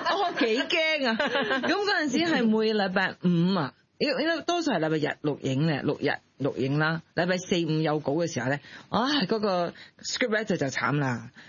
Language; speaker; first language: Cantonese; non-native, fluent; Chinese